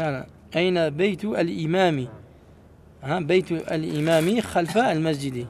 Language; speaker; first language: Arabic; non-native, fluent; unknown